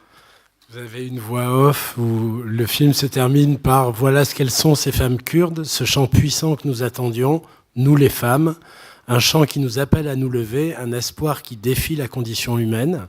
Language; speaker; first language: French; native; French